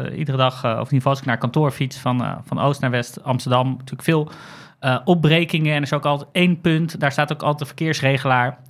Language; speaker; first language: Dutch; native; Dutch